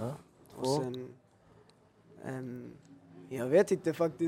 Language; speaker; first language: Swedish; early bilingual, other home language; Albanian